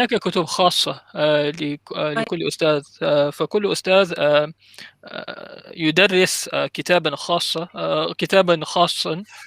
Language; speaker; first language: Arabic; non-native, learner; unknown